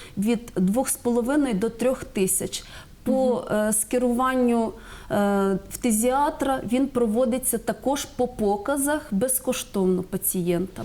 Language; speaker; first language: Ukrainian; native; Ukrainian